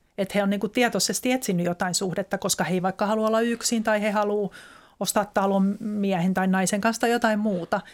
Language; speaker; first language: Finnish; native; Finnish